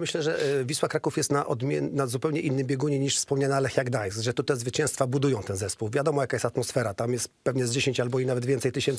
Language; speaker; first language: Polish; native; Polish